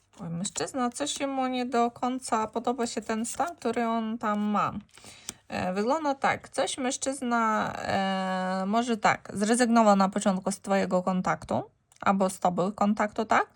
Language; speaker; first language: Polish; non-native, fluent; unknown